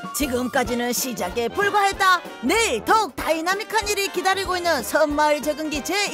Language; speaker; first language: Korean; native; Korean